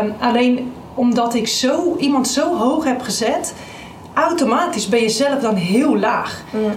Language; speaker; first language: Dutch; non-native, fluent; Romanian